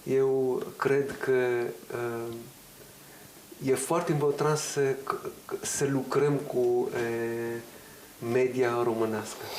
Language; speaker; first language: Romanian; early bilingual, heritage; Hebrew